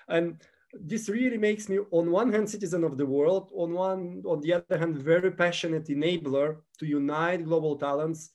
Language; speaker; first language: English; non-native, fluent; Bulgarian